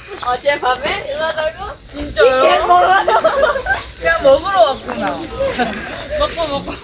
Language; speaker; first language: Korean; non-native, learner; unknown